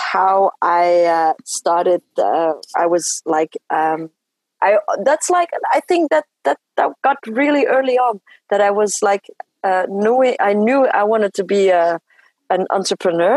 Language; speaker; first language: English; non-native, fluent; French